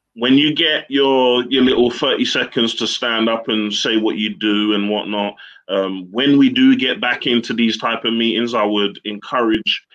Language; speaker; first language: English; native; English